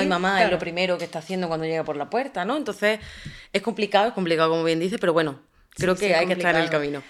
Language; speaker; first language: Spanish; native; Spanish